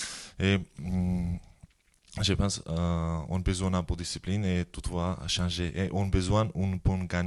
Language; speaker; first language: French; non-native, learner; Georgian